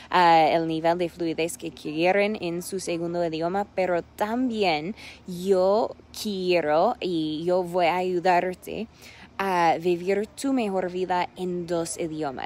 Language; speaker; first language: Spanish; non-native, fluent; English